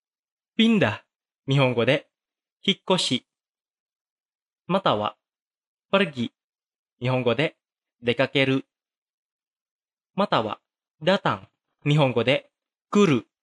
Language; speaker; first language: Japanese; non-native, fluent; Indonesian